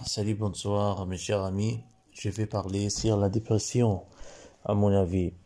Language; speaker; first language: French; non-native, learner; Arabic